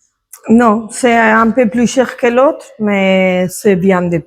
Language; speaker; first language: French; non-native, fluent; Spanish